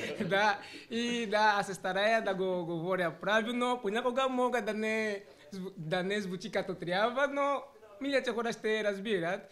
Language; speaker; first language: Bulgarian; non-native, learner; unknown